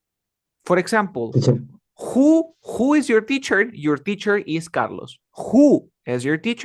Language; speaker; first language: English; non-native, fluent; Spanish